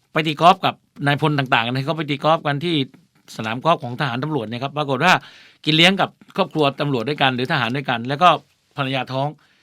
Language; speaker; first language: Thai; native; Thai